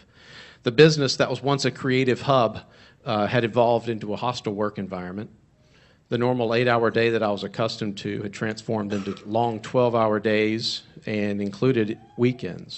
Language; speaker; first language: English; native; English